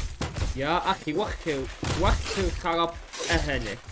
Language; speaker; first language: Arabic; native; Arabic